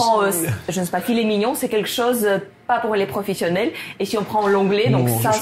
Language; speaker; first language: French; non-native, fluent; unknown